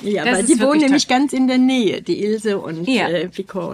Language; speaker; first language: German; native; German